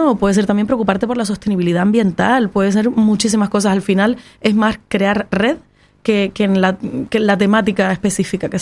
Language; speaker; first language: Spanish; native; Spanish